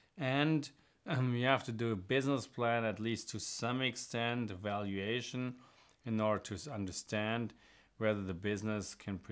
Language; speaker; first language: English; non-native, fluent; German